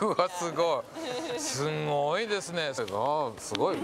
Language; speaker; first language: Japanese; native; Japanese